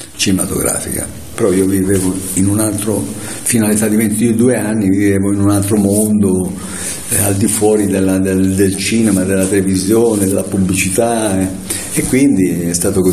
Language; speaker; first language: Italian; native; Italian